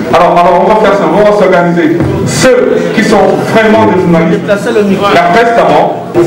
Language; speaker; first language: French; non-native, local second language; Lingala